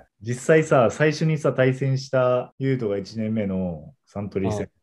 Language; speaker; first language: Japanese; native; Japanese